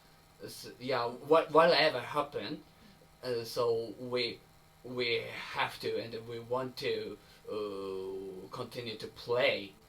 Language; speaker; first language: English; non-native, learner; Japanese